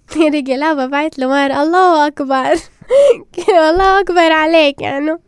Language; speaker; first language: Hebrew; non-native, local second language; Arabic